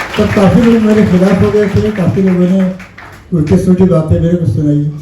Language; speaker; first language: Hindi; non-native, local second language; Marathi